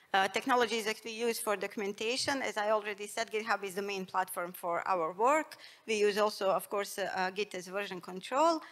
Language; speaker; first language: English; non-native, fluent; Bosnian